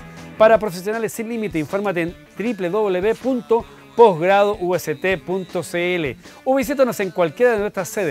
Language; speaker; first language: Spanish; native; Spanish